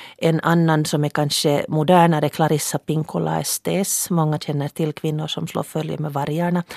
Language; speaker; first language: Swedish; native; Swedish